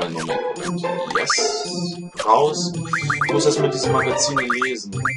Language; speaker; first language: German; native; German